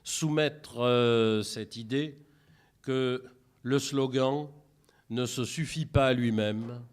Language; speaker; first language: French; native; French